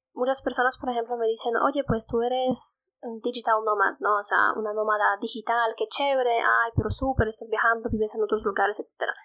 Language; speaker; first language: Spanish; non-native, fluent; Polish